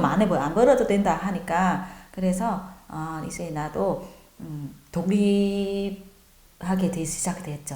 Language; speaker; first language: Korean; non-native, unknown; Vietnamese